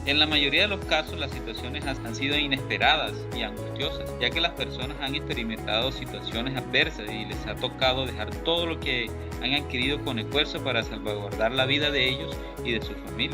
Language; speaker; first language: Spanish; native; Spanish